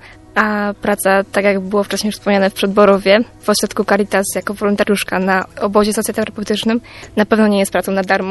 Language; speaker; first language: Polish; native; Polish